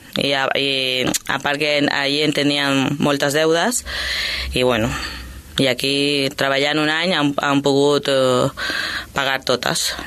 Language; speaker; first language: Catalan; early bilingual, other home language; Spanish